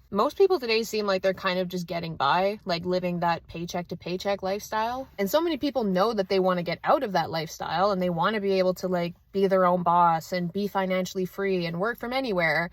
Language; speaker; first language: English; native; English